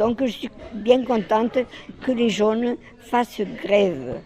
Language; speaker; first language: French; native; French